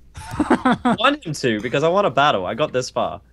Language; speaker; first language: English; native; English